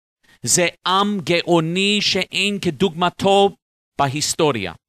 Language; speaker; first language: Hebrew; non-native, fluent; English